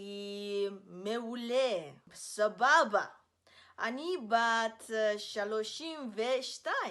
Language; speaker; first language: Hebrew; non-native, learner; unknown